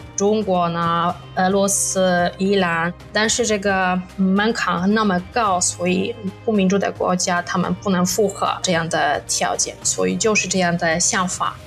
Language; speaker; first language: Chinese; non-native, fluent; Polish